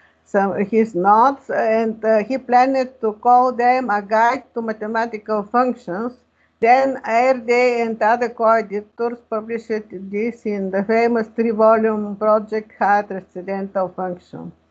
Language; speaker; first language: English; non-native, fluent; Bulgarian